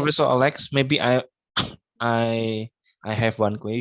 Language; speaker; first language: English; non-native, local second language; Indonesian